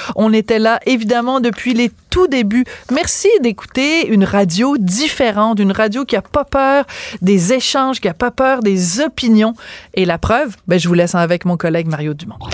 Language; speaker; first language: French; native; French